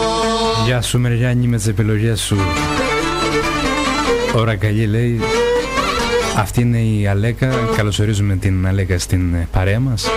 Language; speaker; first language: Greek; native; Greek